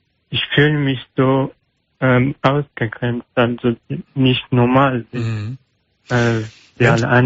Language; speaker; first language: German; non-native, learner; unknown